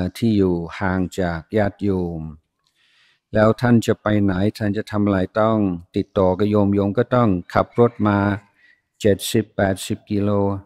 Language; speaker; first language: Thai; non-native, fluent; English